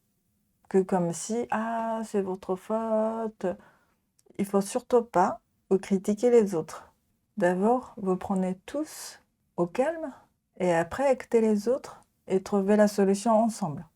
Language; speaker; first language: French; non-native, fluent; Japanese